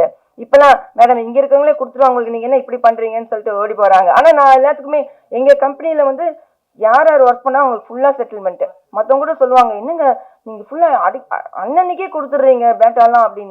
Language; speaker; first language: Tamil; early bilingual, heritage; Tamil